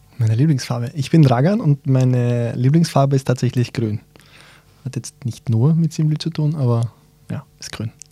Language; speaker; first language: German; early bilingual, other home language; Bosnian